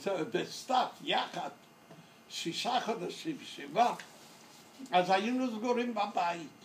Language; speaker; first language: Hebrew; non-native, fluent; Yiddish